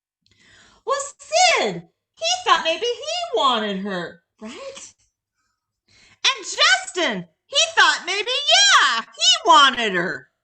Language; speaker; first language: English; native; English